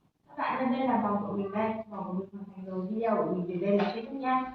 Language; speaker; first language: Vietnamese; native; Vietnamese